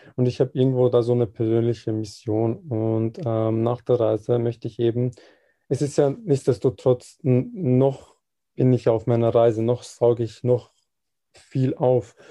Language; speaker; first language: German; early bilingual, other home language; Serbian